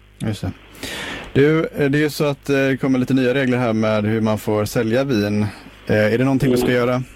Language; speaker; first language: Swedish; native; Swedish